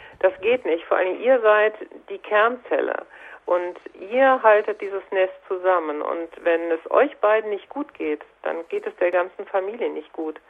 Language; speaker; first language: German; native; German